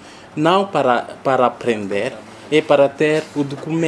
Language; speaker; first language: Portuguese; non-native, learner; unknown